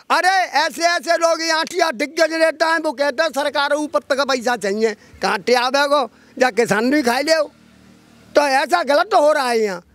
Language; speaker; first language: Hindi; native; Hindi